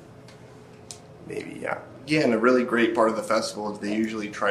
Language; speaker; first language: English; native; English